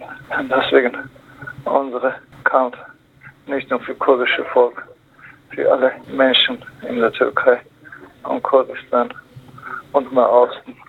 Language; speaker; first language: German; non-native, learner; Kurdish